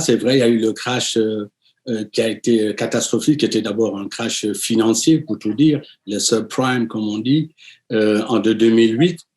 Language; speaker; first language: French; native; French